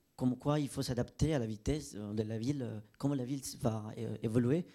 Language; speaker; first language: French; non-native, fluent; Spanish